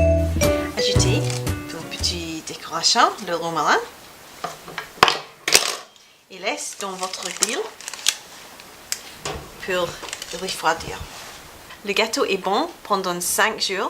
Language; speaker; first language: French; non-native, fluent; English